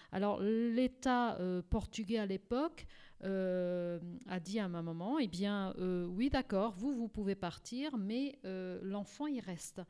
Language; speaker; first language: French; early bilingual, other home language; Portuguese